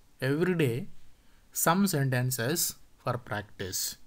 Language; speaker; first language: English; non-native, local second language; Telugu